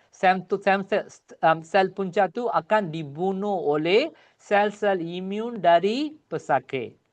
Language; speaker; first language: Malay; non-native, local second language; Tamil